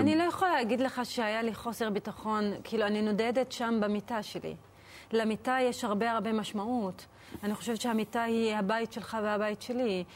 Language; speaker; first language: Hebrew; non-native, local second language; Arabic